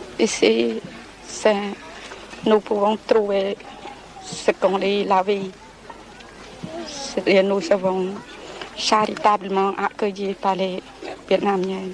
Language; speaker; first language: French; non-native, local second language; Khmer